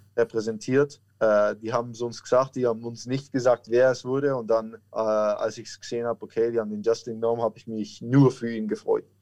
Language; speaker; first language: German; native; German